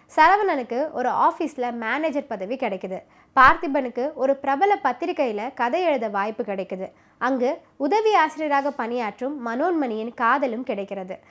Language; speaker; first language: Tamil; native; Tamil